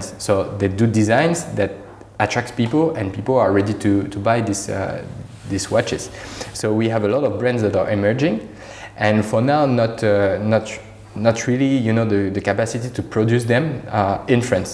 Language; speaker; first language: English; non-native, fluent; French